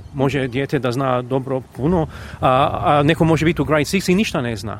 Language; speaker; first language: Croatian; native; Croatian